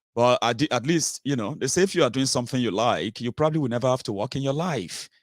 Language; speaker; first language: English; non-native, local second language; Yoruba